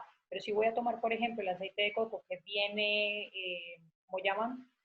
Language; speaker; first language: Spanish; native; Spanish